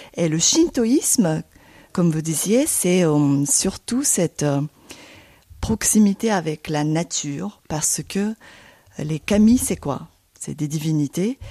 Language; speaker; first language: French; non-native, fluent; Japanese